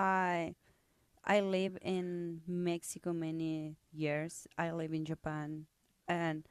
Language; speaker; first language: English; non-native, learner; Spanish